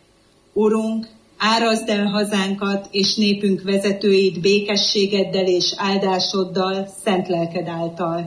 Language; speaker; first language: Hungarian; native; Hungarian